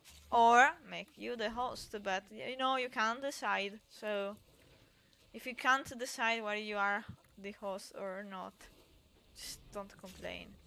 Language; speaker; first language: English; non-native, fluent; Italian